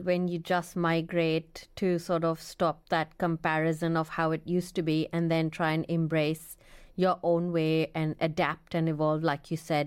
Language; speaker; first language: English; non-native, local second language; Bangla